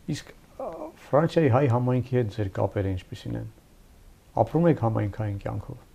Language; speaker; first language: Armenian; native; Armenian